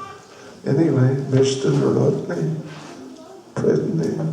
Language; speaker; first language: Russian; non-native, learner; English